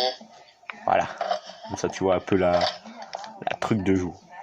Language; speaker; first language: French; native; French